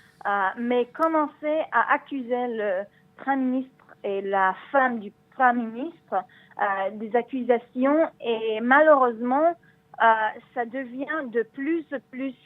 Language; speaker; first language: French; non-native, learner; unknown